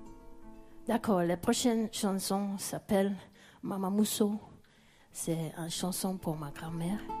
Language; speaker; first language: French; non-native, learner; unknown